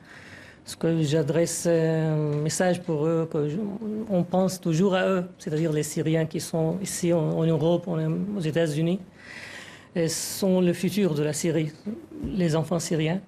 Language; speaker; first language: French; non-native, fluent; Arabic